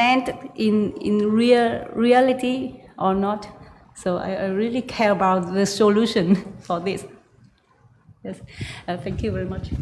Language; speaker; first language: English; non-native, learner; Vietnamese